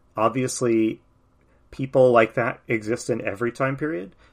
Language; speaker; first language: English; native; English